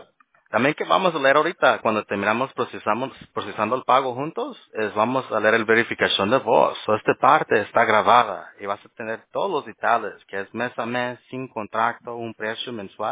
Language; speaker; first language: Spanish; early bilingual, heritage; Spanish